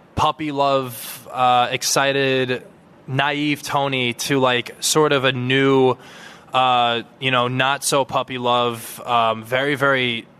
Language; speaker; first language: English; native; English